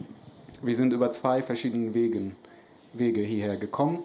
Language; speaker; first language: German; non-native, fluent; Arabic